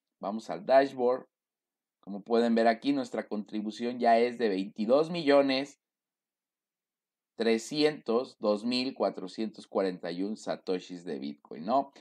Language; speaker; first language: Spanish; native; Spanish